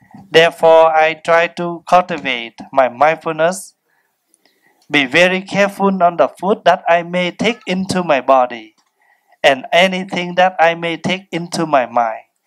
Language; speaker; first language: English; non-native, fluent; Vietnamese